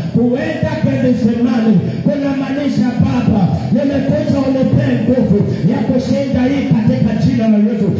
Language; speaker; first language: Swahili; non-native, local second language; Luyia